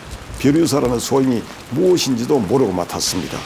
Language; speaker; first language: Korean; native; Korean